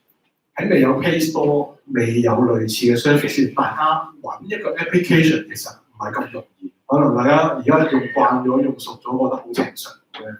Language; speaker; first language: Chinese; native; Chinese